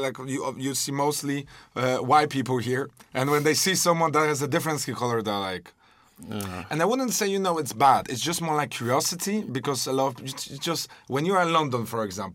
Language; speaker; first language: English; non-native, fluent; Polish